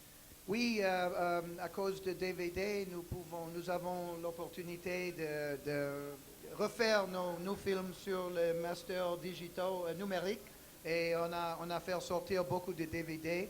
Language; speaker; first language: French; non-native, learner; English